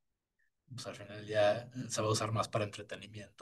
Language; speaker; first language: Spanish; native; Spanish